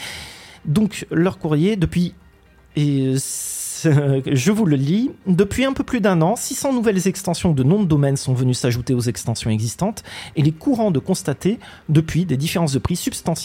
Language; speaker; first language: French; native; French